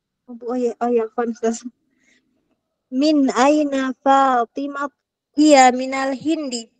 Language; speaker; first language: Arabic; non-native, learner; Indonesian